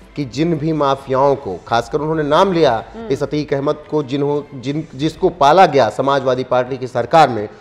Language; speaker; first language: Hindi; native; Hindi